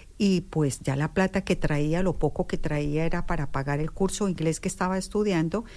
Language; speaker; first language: Spanish; native; Spanish